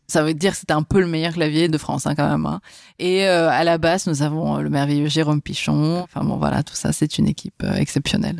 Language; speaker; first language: French; native; French